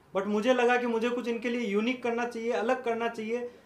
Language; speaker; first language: Hindi; native; Hindi